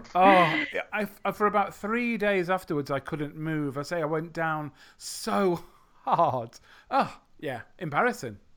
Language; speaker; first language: English; native; English